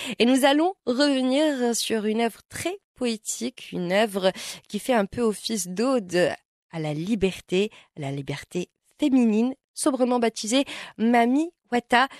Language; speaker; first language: French; non-native, local second language; Arabic